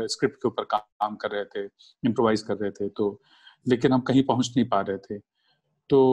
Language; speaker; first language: Hindi; native; Hindi